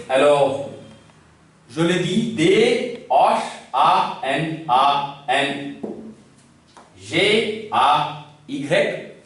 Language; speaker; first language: French; non-native, learner; Hindi